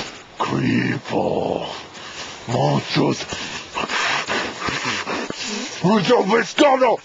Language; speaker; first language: Spanish; non-native, learner; English